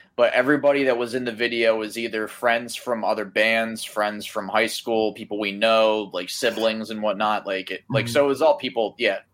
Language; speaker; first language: English; native; English